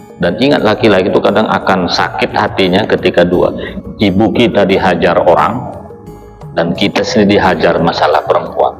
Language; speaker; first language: Indonesian; native; Indonesian